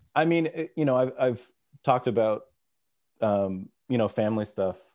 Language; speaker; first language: English; native; English